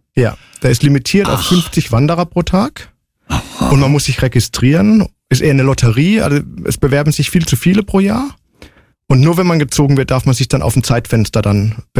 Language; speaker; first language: German; native; German